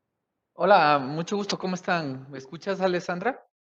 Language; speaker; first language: Spanish; native; Spanish